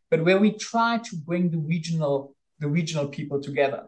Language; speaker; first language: English; non-native, fluent; German